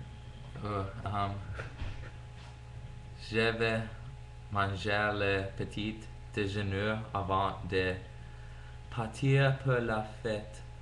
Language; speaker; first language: French; non-native, learner; English